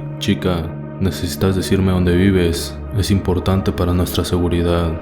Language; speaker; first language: Spanish; native; Spanish